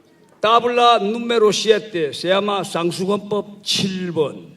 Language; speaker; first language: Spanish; non-native, learner; Korean